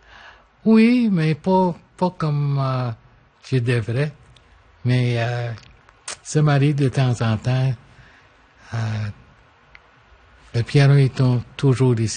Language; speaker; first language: French; non-native, local second language; English